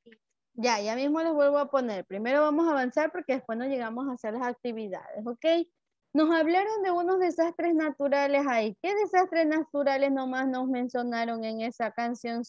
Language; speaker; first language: Spanish; native; Spanish